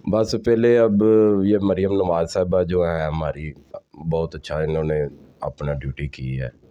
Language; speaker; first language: Urdu; non-native, local second language; Punjabi